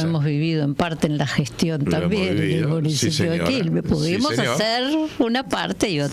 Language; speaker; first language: Spanish; native; Spanish